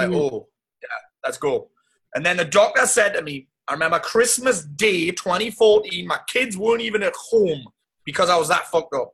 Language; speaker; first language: English; native; English